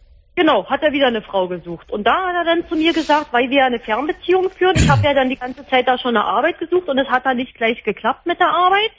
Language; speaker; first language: German; native; German